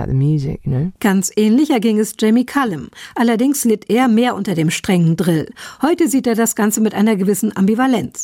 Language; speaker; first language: German; native; German